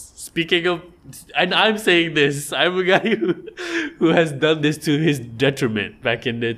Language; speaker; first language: English; non-native, local second language; Malay